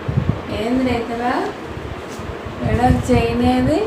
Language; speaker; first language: Telugu; native; Telugu